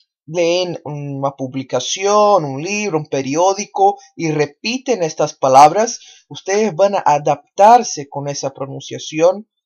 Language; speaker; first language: Spanish; non-native, fluent; Portuguese